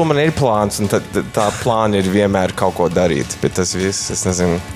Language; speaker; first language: Latvian; early bilingual, heritage; Latvian